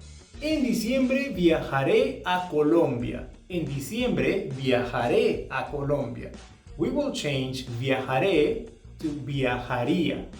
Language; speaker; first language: Spanish; non-native, fluent; English